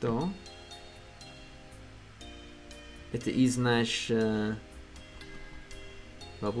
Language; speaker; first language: Russian; non-native, learner; English